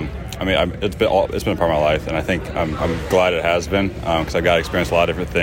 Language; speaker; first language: English; native; English